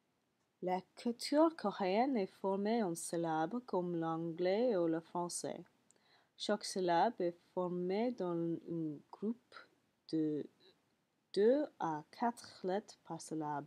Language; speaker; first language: French; non-native, learner; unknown